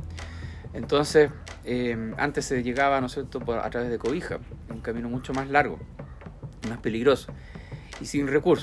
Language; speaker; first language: Spanish; native; Spanish